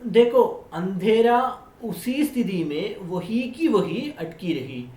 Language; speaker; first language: Hindi; non-native, local second language; Malayalam